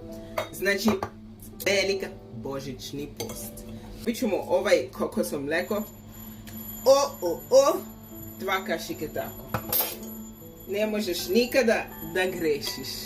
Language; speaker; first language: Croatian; early bilingual, heritage; Serbian